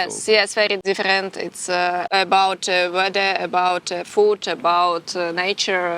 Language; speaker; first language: English; non-native, learner; Ukrainian